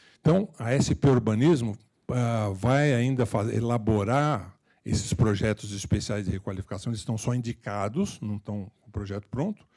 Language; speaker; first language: Portuguese; native; Portuguese